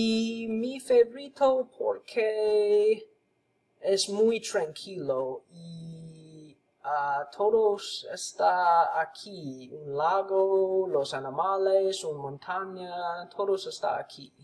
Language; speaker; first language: Spanish; non-native, learner; English